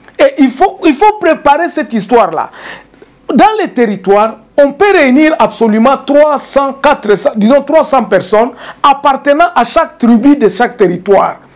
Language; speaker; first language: French; non-native, local second language; Swahili